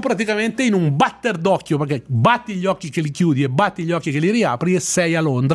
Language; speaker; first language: Italian; native; Italian